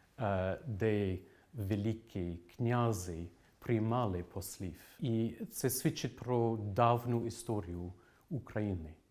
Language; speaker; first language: Ukrainian; non-native, fluent; English